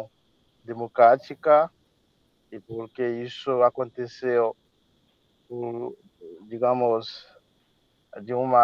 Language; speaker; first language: Portuguese; non-native, fluent; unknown